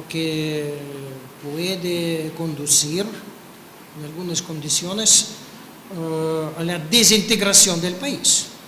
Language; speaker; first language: Spanish; non-native, fluent; Russian